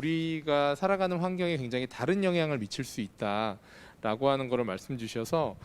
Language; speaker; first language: Korean; native; Korean